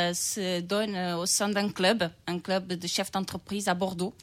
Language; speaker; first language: French; non-native, fluent; Portuguese